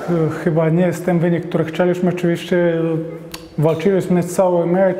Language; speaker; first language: Polish; non-native, fluent; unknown